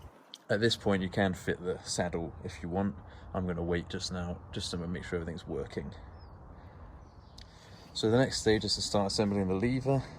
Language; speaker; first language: English; native; English